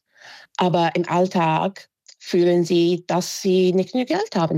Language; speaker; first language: German; non-native, fluent; English